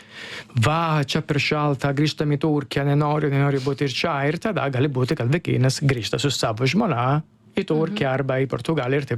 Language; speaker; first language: Lithuanian; non-native, learner; Italian